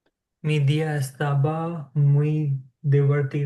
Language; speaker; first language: Spanish; non-native, learner; English